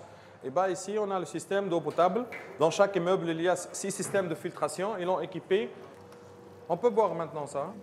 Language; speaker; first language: French; non-native, local second language; Arabic